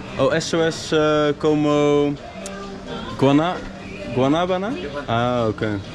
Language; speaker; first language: Spanish; non-native, learner; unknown